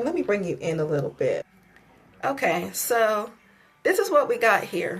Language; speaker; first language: English; native; English